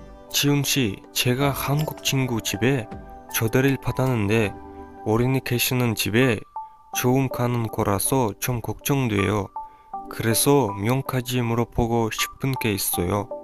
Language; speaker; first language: Korean; non-native, fluent; Kyrgyz